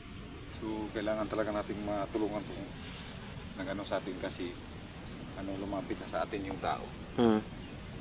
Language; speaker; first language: Filipino; non-native, local second language; Cebuano